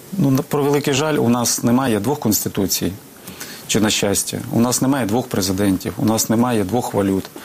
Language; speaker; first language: Ukrainian; native; Ukrainian